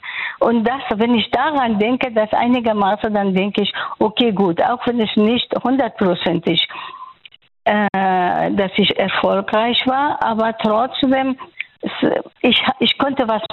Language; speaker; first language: German; non-native, fluent; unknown